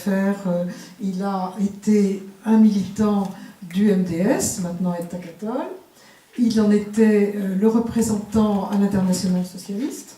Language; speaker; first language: French; native; French